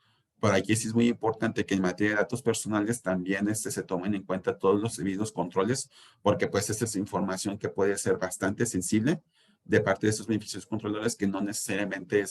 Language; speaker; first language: Spanish; native; Spanish